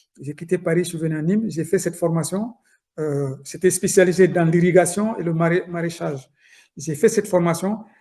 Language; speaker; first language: French; non-native, local second language; Soninke